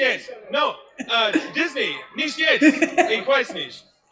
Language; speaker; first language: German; non-native, learner; English